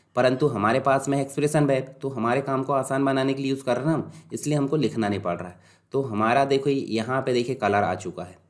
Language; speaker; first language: Hindi; native; Hindi